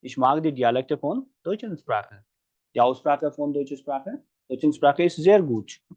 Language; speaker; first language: German; non-native, fluent; Hindi